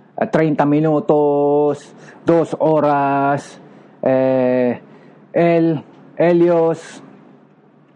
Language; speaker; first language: Spanish; non-native, learner; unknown